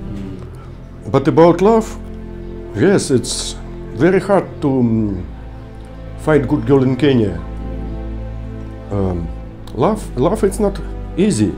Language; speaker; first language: English; non-native, learner; Russian